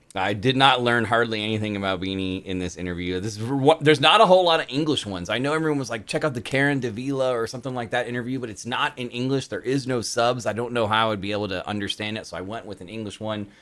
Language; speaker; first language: English; native; English